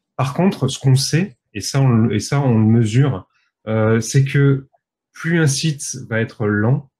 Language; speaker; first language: French; native; French